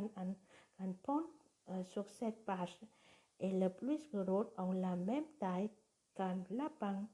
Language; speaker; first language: French; non-native, learner; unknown